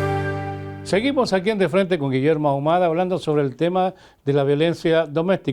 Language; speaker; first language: Spanish; native; Spanish